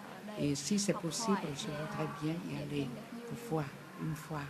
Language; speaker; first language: French; non-native, fluent; Vietnamese